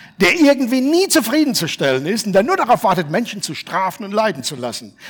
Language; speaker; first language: German; native; German